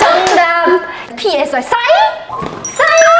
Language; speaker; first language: Korean; native; Korean